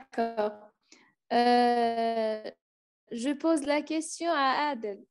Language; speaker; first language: French; non-native, learner; Arabic